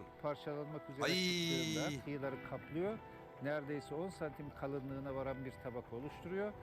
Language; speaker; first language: Turkish; native; Turkish